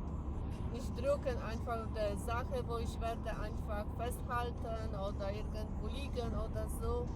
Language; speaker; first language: German; non-native, learner; Polish